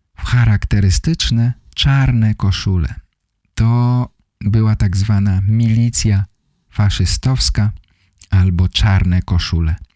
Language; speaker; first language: Polish; native; Polish